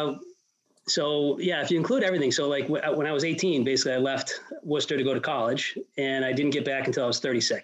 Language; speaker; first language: English; native; English